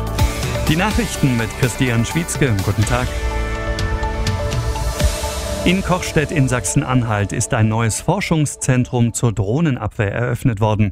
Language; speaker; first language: German; native; German